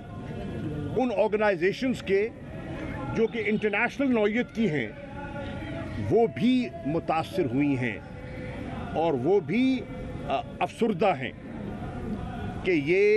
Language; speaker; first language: Urdu; non-native, local second language; Saraiki